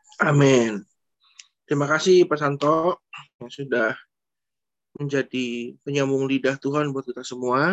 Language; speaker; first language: Indonesian; native; Indonesian